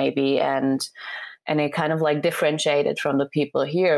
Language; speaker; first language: English; non-native, fluent; Serbian